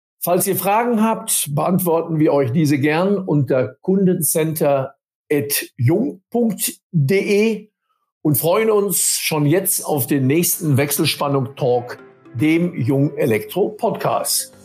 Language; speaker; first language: German; native; German